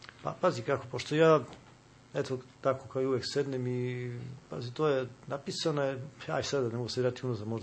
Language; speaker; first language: Serbian; native; Serbian